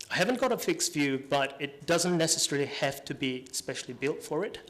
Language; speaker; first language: English; native; English